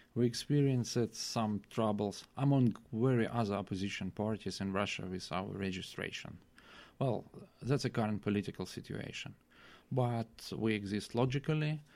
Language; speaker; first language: English; non-native, fluent; Russian